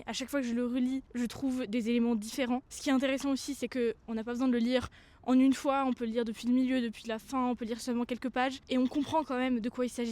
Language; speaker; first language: French; native; French